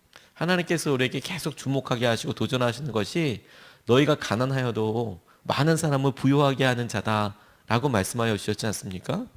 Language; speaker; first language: Korean; native; Korean